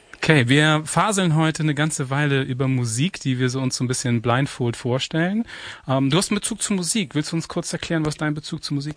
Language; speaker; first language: German; native; German